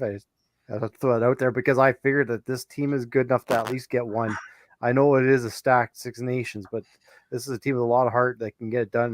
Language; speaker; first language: English; native; English